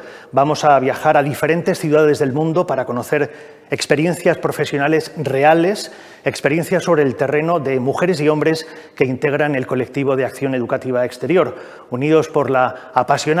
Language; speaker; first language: Spanish; native; Spanish